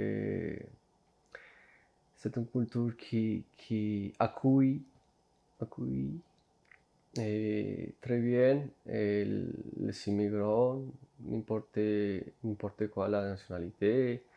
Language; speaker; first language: French; non-native, learner; Spanish